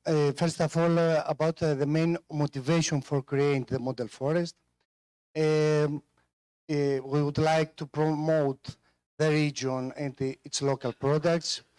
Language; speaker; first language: English; non-native, fluent; Greek